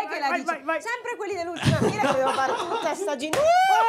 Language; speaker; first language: Italian; native; Italian